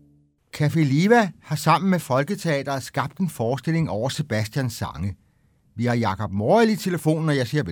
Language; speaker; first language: Danish; native; Danish